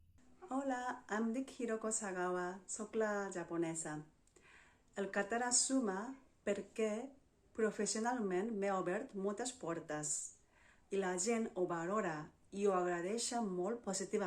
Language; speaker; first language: Catalan; non-native, fluent; Japanese